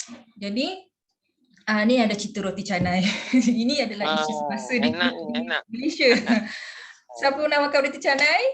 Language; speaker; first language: Malay; native; Malay